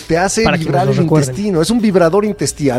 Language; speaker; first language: Spanish; native; Spanish